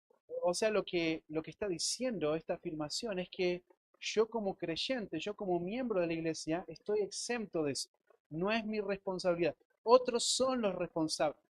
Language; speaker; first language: Spanish; native; Spanish